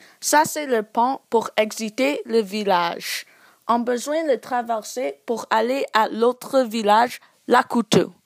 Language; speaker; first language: French; non-native, learner; English